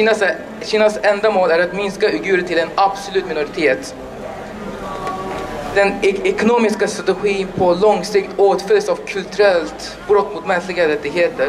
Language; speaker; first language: Swedish; non-native, learner; Uyghur